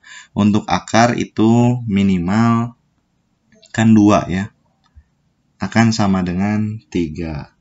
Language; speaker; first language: Indonesian; native; Indonesian